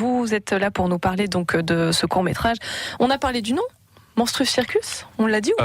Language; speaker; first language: French; native; French